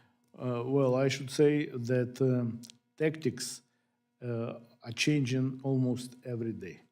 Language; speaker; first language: English; non-native, fluent; Ukrainian